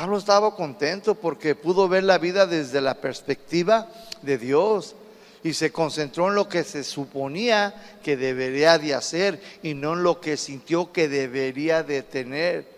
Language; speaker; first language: Spanish; native; Spanish